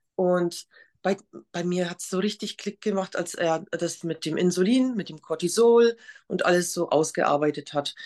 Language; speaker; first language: German; non-native, fluent; Polish